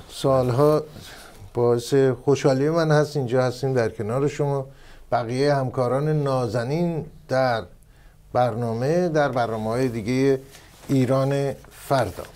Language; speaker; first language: Persian; native; Persian